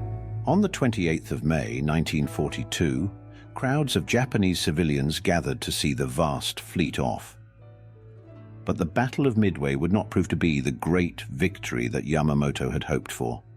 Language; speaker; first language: English; native; English